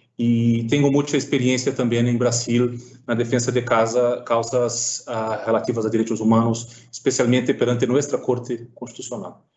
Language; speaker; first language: Spanish; non-native, fluent; Portuguese